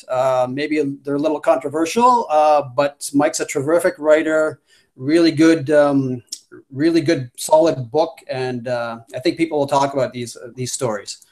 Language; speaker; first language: English; native; English